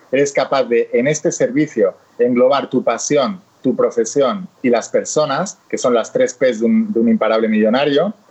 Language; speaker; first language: Spanish; native; Spanish